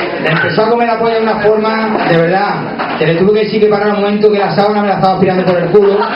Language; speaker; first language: Spanish; native; Spanish